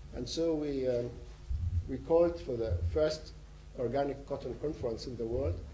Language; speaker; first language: English; non-native, fluent; Arabic